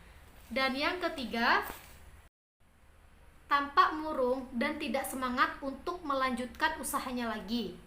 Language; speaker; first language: Indonesian; native; Indonesian